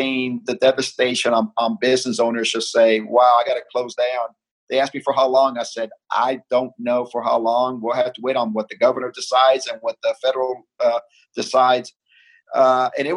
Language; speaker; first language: English; early bilingual, other home language; Spanish